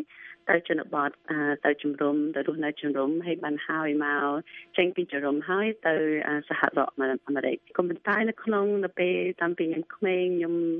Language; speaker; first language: Khmer; early bilingual, heritage; Khmer